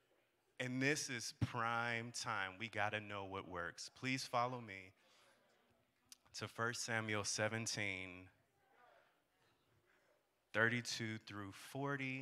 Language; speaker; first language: English; native; English